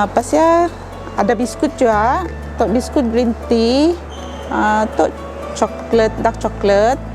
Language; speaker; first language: Malay; non-native, local second language; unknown